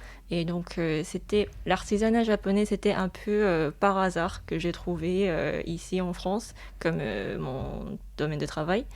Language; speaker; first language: French; non-native, fluent; Japanese